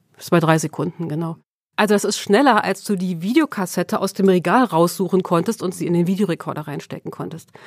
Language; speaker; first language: German; early bilingual, other home language; Swedish